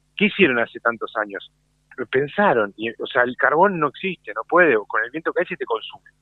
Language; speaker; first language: Spanish; native; Spanish